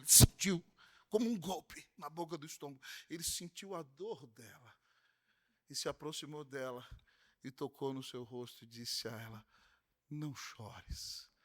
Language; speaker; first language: Portuguese; native; Portuguese